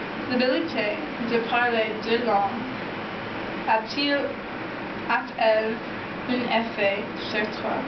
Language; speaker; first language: French; non-native, learner; English